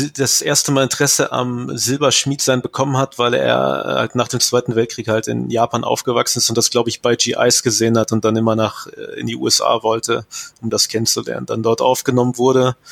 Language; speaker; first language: German; native; German